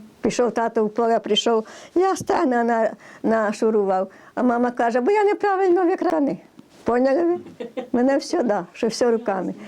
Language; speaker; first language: Ukrainian; native; Ukrainian